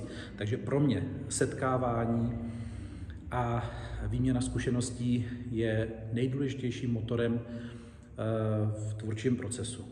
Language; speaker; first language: Czech; native; Czech